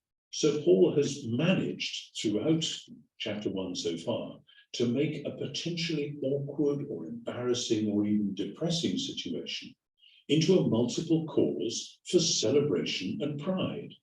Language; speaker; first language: English; native; English